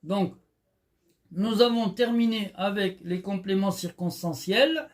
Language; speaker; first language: French; non-native, local second language; Arabic